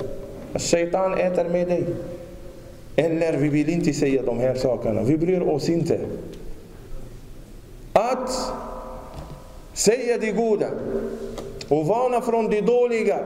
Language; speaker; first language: Swedish; non-native, fluent; Arabic